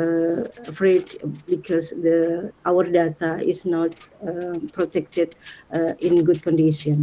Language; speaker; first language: English; non-native, learner; Indonesian